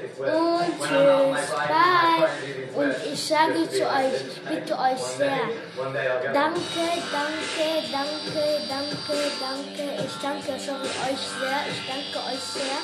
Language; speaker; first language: German; non-native, learner; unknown